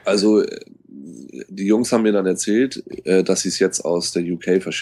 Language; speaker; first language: German; native; German